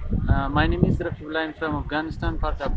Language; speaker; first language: English; non-native, learner; Pashto